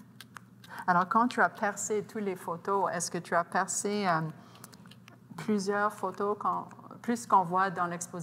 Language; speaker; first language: French; non-native, local second language; English